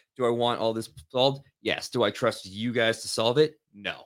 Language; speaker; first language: English; native; English